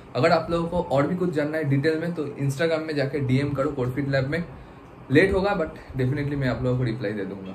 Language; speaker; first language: Hindi; non-native, local second language; Bangla